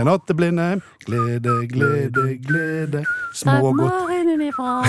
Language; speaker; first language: Norwegian; native; Norwegian